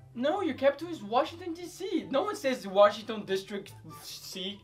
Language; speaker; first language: English; non-native, fluent; Portuguese